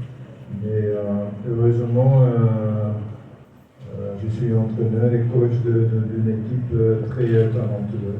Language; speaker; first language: French; non-native, local second language; Dutch